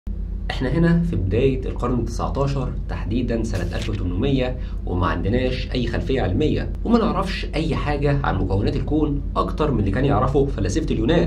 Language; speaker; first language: Arabic; native; Arabic